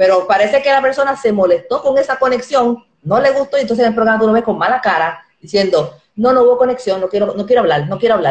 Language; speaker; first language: Spanish; native; Spanish